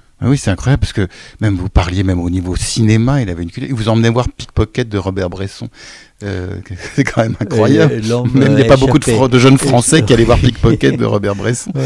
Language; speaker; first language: French; native; French